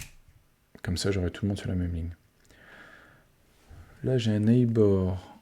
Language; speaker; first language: French; native; French